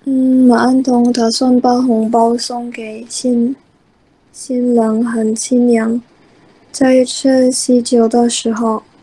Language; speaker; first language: Chinese; non-native, learner; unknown